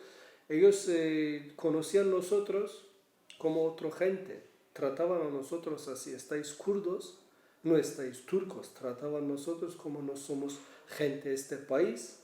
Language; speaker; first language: Spanish; non-native, learner; Kurdish